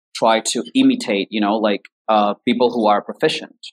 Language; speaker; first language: English; non-native, fluent; Spanish